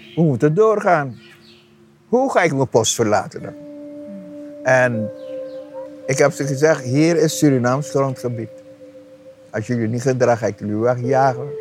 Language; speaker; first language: Dutch; native; Dutch